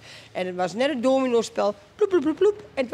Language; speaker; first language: Dutch; native; Dutch